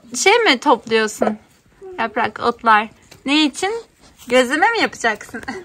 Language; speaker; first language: Turkish; native; Turkish